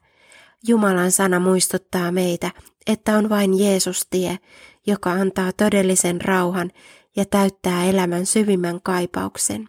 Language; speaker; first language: Finnish; native; Finnish